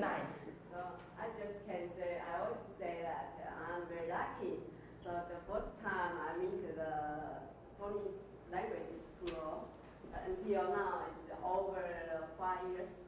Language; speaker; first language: English; non-native, learner; Chinese